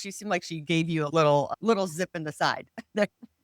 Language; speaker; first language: English; native; English